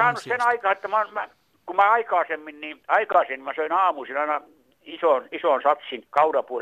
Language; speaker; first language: Finnish; native; Finnish